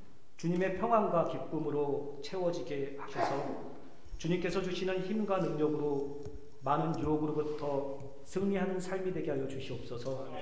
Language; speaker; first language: Korean; native; Korean